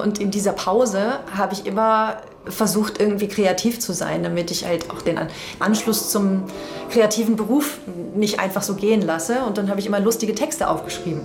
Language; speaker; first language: German; native; German